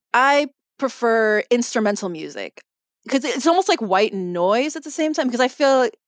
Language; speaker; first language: English; native; English